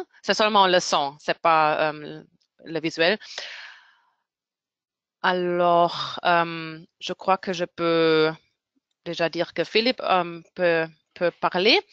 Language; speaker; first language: French; non-native, fluent; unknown